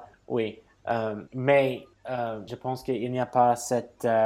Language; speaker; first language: French; non-native, fluent; English